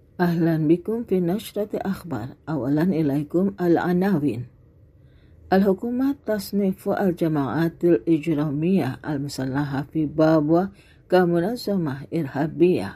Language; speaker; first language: Arabic; non-native, fluent; Indonesian